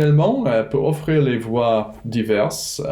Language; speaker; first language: French; non-native, fluent; English